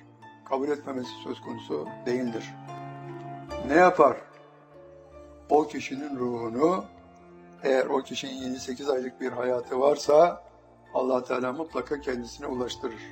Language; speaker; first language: Turkish; native; Turkish